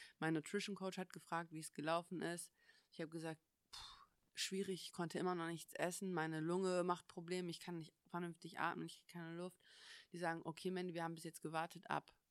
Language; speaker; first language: German; native; German